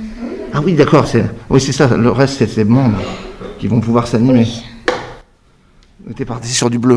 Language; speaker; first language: French; native; French